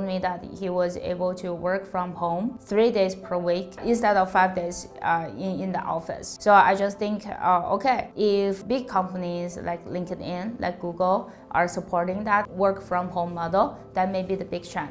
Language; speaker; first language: English; non-native, fluent; Chinese